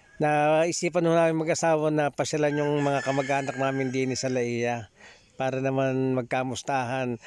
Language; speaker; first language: Filipino; native; Filipino